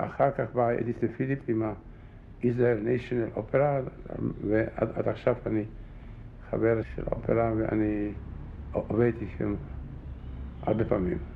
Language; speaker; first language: Hebrew; non-native, fluent; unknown